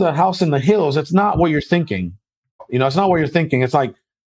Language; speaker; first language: English; early bilingual, other home language; Spanish